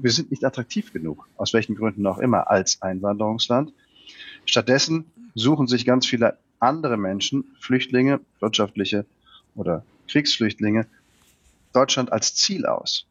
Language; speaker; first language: German; native; German